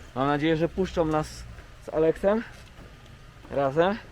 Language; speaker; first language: Polish; native; Polish